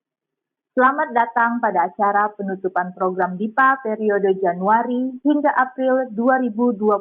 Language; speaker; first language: Indonesian; native; Indonesian